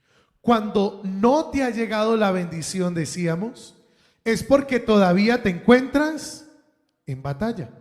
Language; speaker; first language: Spanish; native; Spanish